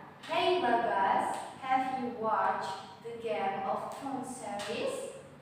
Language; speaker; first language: English; non-native, learner; Indonesian